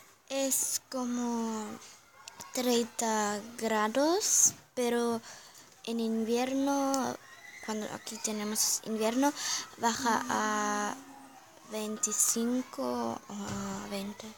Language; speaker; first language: Spanish; non-native, learner; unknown